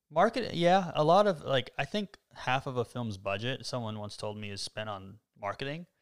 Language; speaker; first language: English; native; English